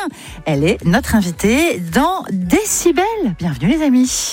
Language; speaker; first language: French; native; French